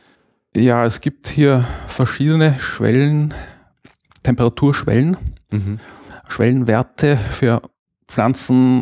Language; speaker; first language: German; native; German